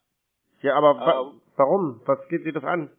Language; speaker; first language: German; native; German